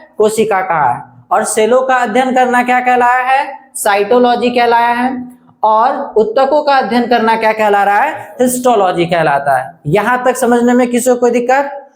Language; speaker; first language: Hindi; native; Hindi